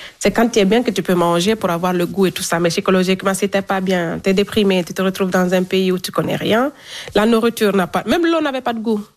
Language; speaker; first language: French; non-native, local second language; Fula